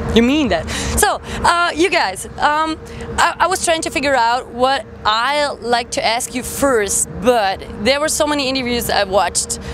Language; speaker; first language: English; non-native, fluent; German